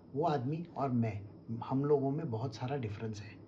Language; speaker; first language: Hindi; non-native, local second language; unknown